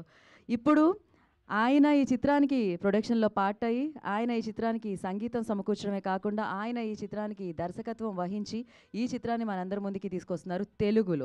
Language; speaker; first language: Telugu; native; Telugu